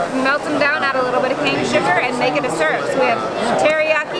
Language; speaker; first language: English; non-native, fluent; French